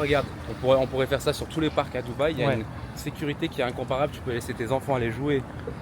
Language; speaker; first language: French; native; French